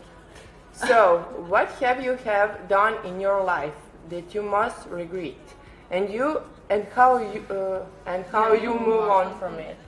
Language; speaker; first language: English; non-native, learner; Serbian